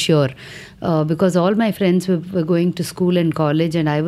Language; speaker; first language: English; non-native, local second language; Telugu